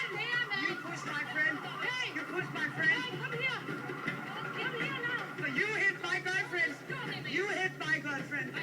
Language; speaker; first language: English; non-native, learner; Danish